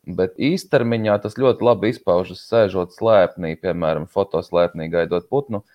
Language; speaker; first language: Latvian; native; Latvian